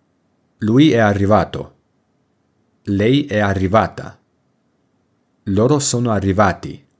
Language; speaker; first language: Italian; non-native, fluent; English